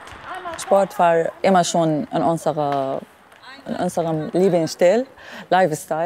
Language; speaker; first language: German; non-native, learner; Arabic